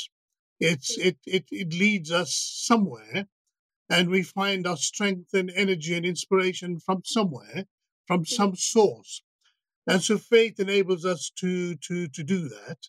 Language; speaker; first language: English; native; English